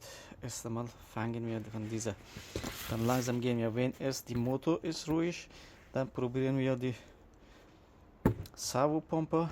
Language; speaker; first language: German; non-native, learner; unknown